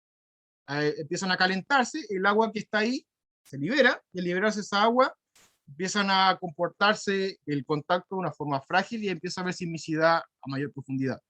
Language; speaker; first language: Spanish; native; Spanish